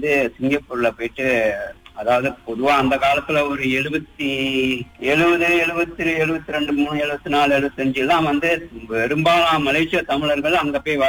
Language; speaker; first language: Tamil; early bilingual, heritage; Tamil